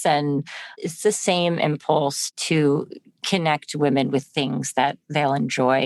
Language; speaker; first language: English; native; English